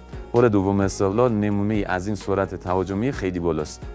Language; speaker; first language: Persian; native; Persian